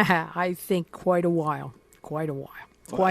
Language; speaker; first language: English; native; English